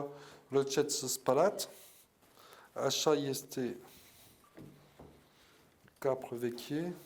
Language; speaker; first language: Romanian; non-native, learner; French